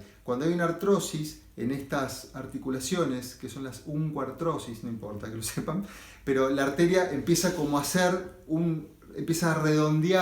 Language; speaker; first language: Spanish; native; Spanish